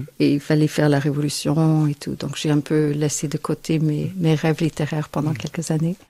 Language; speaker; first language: French; non-native, fluent; English